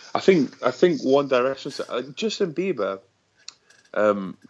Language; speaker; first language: English; native; English